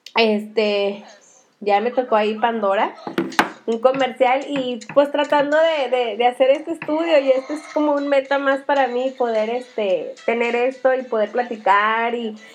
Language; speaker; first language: Spanish; early bilingual, heritage; Spanish